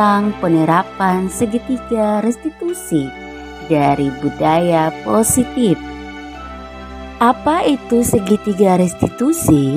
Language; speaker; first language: Indonesian; native; Indonesian